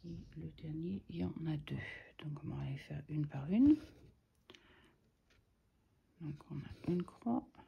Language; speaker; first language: French; native; French